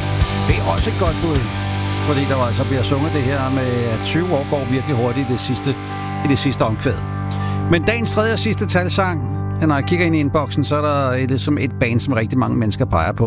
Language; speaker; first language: Danish; native; Danish